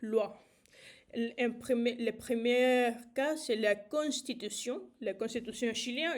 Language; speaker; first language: French; non-native, learner; Spanish